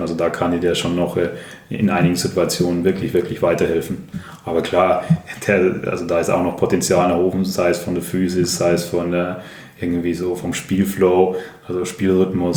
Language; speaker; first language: German; native; German